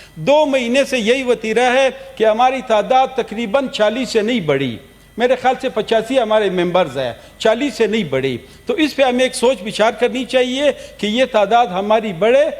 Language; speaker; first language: Urdu; non-native, local second language; Pashto